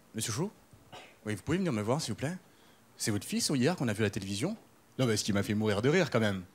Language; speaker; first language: French; early bilingual, other home language; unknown